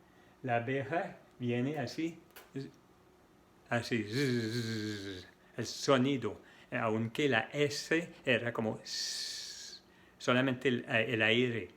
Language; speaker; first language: Spanish; non-native, fluent; French